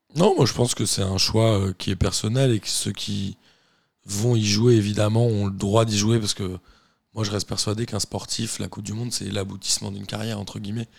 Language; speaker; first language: French; native; French